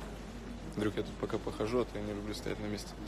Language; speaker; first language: Russian; native; Russian